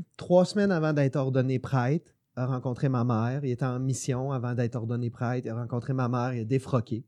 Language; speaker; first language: French; native; French